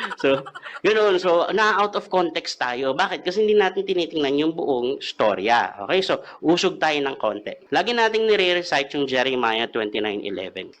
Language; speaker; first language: Filipino; native; Filipino